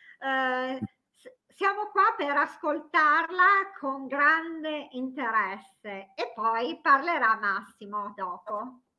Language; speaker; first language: Italian; native; Italian